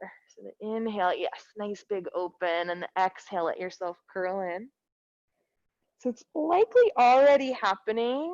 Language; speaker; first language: English; native; English